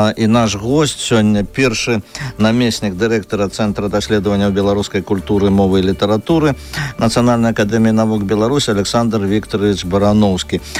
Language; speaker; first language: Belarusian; native; Belarusian